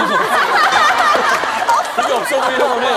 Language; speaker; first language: Korean; native; Korean